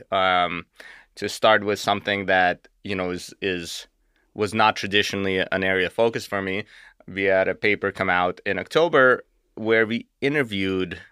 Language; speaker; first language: English; native; English